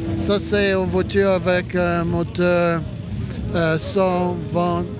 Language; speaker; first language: French; non-native, learner; English